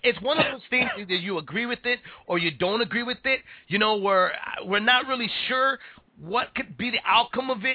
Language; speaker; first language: English; native; English